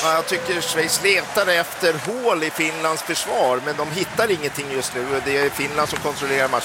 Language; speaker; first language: Swedish; native; Swedish